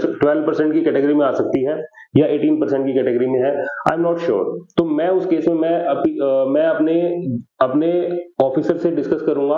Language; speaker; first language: Hindi; native; Hindi